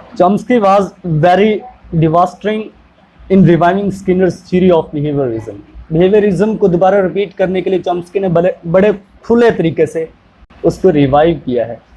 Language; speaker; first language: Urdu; non-native, local second language; Punjabi